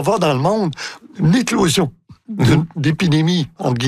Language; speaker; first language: French; native; French